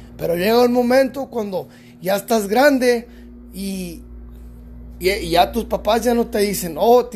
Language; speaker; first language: Spanish; early bilingual, heritage; Spanish